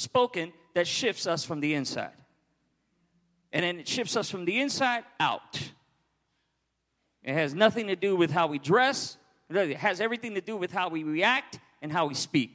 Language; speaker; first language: English; native; English